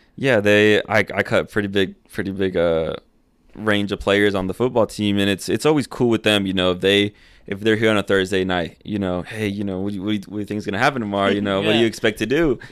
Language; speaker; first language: English; early bilingual, other home language; Spanish